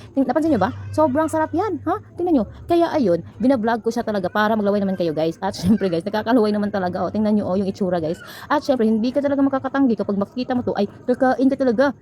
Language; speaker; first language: Filipino; non-native, local second language; Cebuano